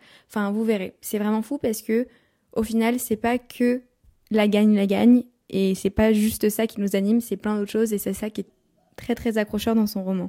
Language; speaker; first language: French; native; French